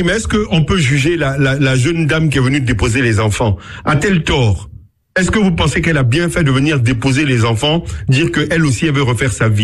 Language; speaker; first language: French; non-native, local second language; Akan